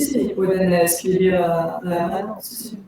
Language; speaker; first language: Spanish; non-native, learner; French